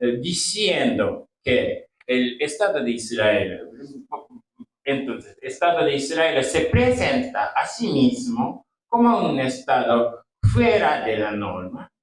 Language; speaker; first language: Spanish; non-native, fluent; Japanese